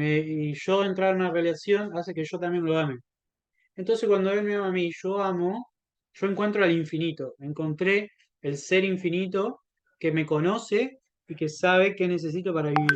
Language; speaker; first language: Spanish; native; Spanish